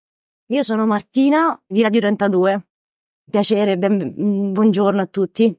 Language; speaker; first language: Italian; native; Italian